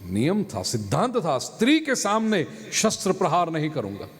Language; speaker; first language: Hindi; non-native, local second language; Gujarati